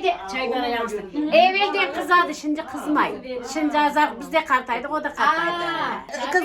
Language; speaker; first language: Turkish; native; Turkish